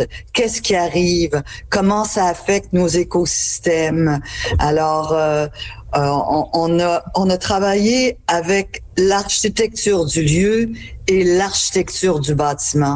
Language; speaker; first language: French; native; French